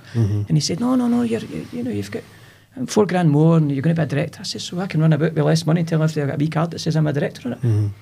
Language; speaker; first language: English; native; English